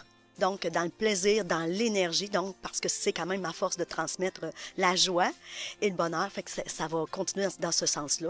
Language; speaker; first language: French; native; French